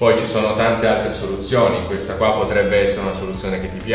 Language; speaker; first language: Italian; native; Italian